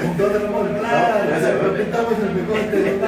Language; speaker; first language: Spanish; non-native, fluent; Afrikaans